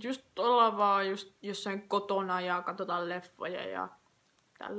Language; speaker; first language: Finnish; native; Finnish